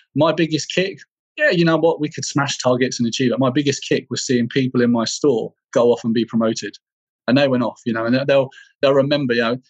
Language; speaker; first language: English; native; English